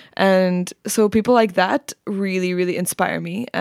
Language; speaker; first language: English; non-native, fluent; Czech